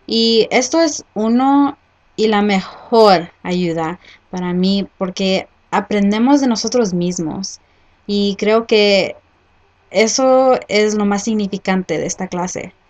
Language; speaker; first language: Spanish; early bilingual, heritage; Spanish